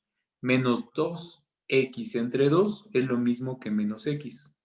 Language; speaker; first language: Spanish; native; Spanish